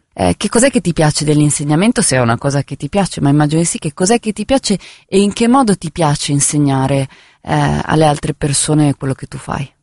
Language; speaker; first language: Italian; native; Italian